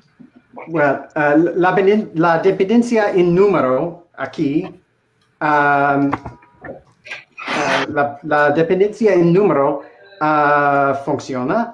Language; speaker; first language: Spanish; non-native, learner; English